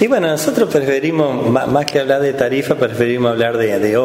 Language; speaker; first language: Spanish; native; Spanish